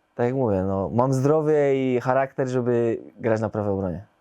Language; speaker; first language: Polish; native; Polish